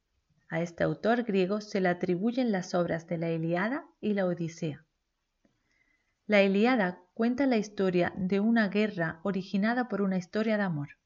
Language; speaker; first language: Spanish; native; Spanish